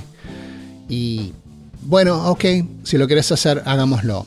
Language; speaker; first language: Spanish; native; Spanish